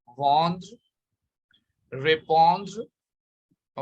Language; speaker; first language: French; non-native, fluent; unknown